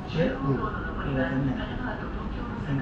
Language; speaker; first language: Japanese; non-native, learner; Nepali